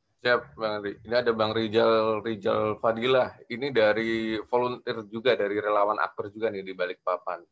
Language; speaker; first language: Indonesian; native; Indonesian